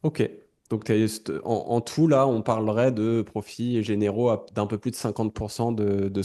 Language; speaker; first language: French; native; French